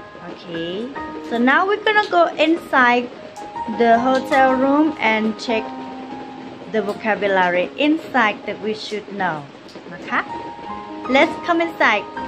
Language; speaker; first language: English; non-native, fluent; Thai